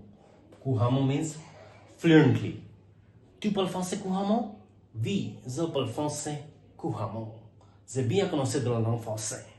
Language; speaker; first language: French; non-native, learner; Hindi